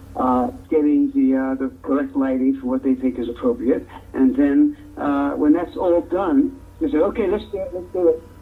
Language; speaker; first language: English; native; English